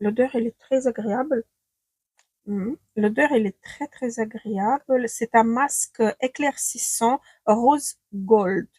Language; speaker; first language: French; non-native, fluent; Ukrainian